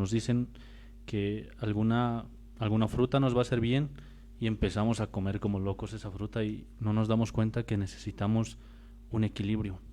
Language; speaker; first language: Spanish; native; Spanish